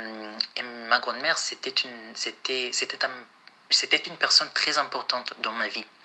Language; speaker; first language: French; non-native, fluent; Arabic